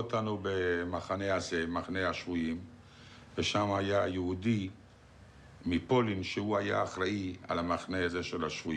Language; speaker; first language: Hebrew; non-native, fluent; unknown